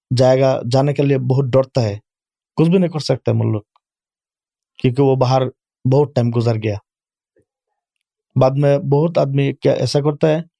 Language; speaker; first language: Urdu; non-native, learner; Bangla